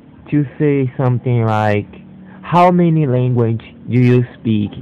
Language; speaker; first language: English; non-native, learner; Portuguese